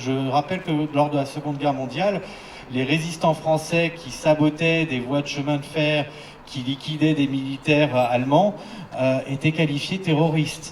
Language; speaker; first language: French; native; French